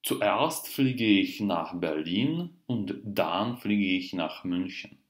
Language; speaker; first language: German; non-native, fluent; Russian